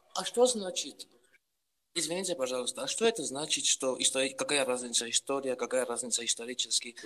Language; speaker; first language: Russian; non-native, fluent; Armenian